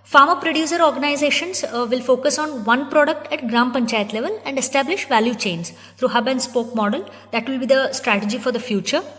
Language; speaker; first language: English; non-native, local second language; Kannada